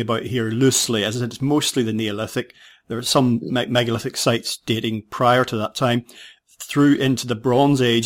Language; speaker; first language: English; native; English